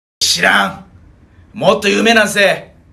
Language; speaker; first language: Japanese; native; Japanese